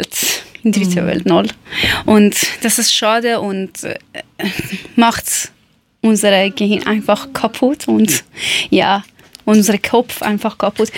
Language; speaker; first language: German; non-native, learner; Persian